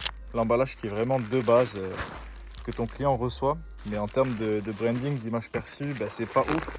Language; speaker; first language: French; native; French